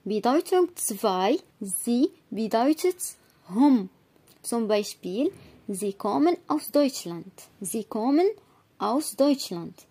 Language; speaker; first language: German; non-native, fluent; Arabic